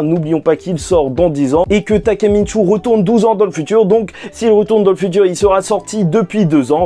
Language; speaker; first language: French; native; French